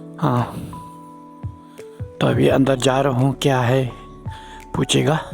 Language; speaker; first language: Hindi; non-native, fluent; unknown